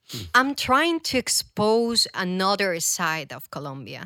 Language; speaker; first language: English; non-native, fluent; Spanish